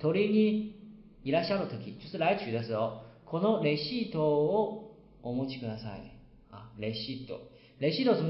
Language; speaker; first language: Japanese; non-native, fluent; Chinese